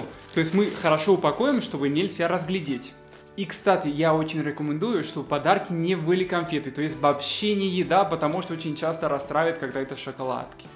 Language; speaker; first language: Russian; non-native, fluent; Spanish